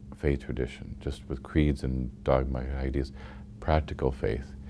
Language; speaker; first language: English; native; English